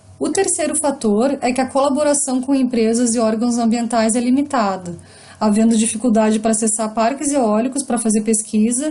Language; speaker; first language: Portuguese; native; Portuguese